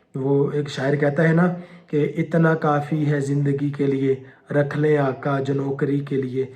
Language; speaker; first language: Urdu; non-native, local second language; Punjabi